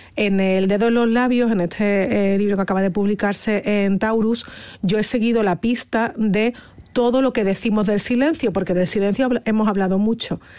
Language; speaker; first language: Spanish; native; Spanish